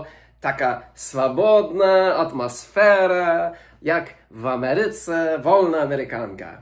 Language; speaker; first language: Polish; non-native, fluent; English